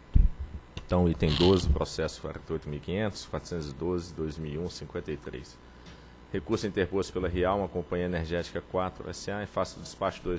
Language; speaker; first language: Portuguese; native; Portuguese